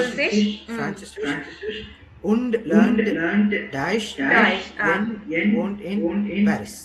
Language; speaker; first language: German; non-native, learner; Tamil